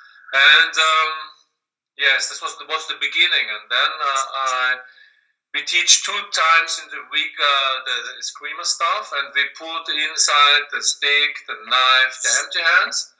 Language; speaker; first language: English; non-native, learner; German